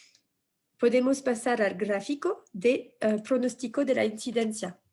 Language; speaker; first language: Spanish; non-native, fluent; French